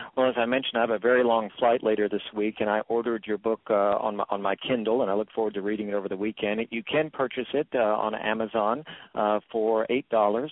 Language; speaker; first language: English; native; English